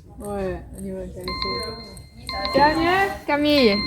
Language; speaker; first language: French; non-native, learner; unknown